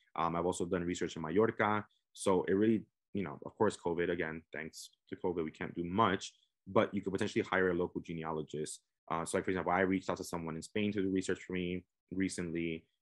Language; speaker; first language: English; native; English